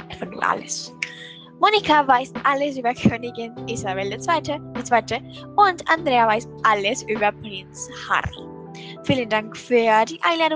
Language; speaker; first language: German; non-native, learner; Spanish